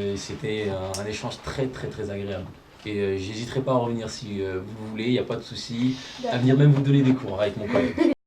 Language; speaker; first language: French; early bilingual, other home language; Arabic